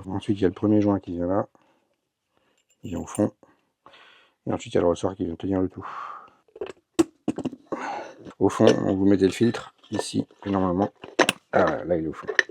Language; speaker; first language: French; native; French